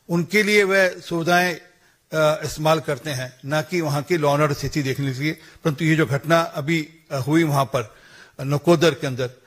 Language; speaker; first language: Hindi; non-native, local second language; Punjabi